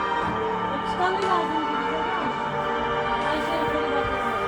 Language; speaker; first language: Turkish; native; Turkish